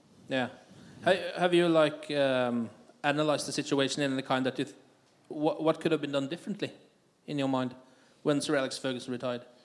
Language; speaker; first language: English; non-native, fluent; Norwegian